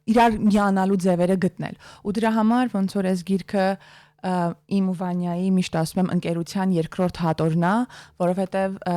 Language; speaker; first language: Armenian; native; Armenian